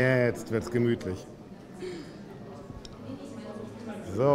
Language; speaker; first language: German; native; German